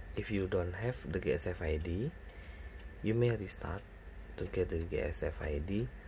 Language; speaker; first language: English; non-native, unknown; Indonesian